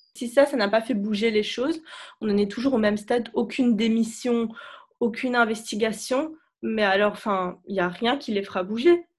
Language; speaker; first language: French; native; French